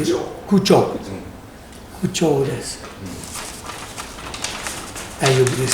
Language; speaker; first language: Japanese; non-native, learner; French